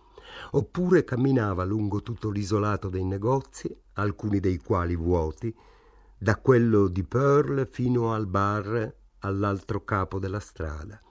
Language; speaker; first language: Italian; native; Italian